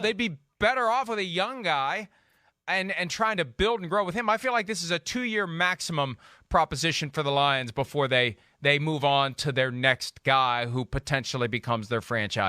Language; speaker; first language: English; native; English